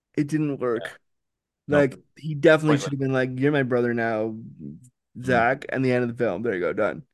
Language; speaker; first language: English; native; English